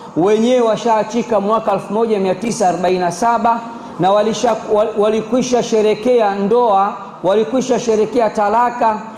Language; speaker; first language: Swahili; native; Swahili